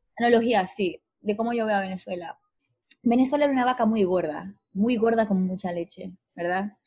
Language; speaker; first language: Spanish; native; Spanish